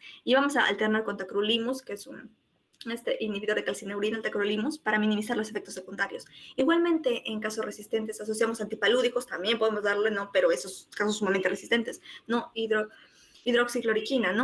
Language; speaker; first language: Spanish; native; Spanish